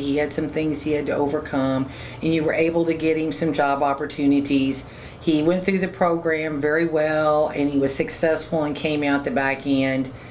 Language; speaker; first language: English; native; English